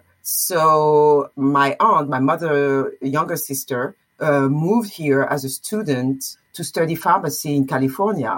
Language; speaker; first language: English; non-native, fluent; French